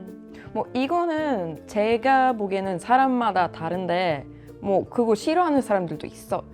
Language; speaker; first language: Korean; non-native, fluent; Swedish